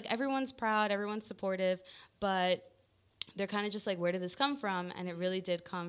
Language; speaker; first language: English; early bilingual, other home language; Spanish